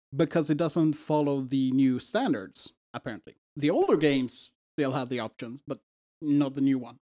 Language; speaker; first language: English; non-native, fluent; Swedish